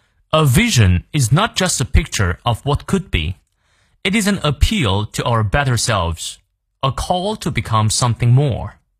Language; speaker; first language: English; non-native, fluent; Chinese